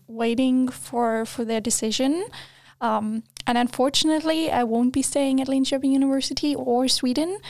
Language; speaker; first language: English; non-native, fluent; German